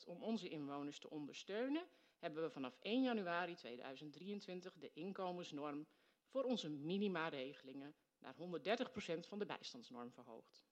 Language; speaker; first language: Dutch; native; Dutch